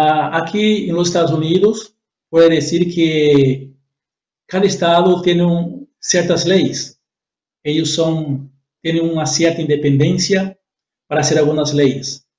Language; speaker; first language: Spanish; non-native, fluent; Portuguese